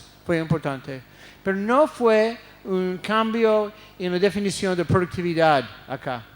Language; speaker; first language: Spanish; non-native, fluent; English